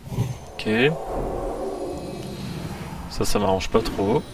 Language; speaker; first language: French; native; French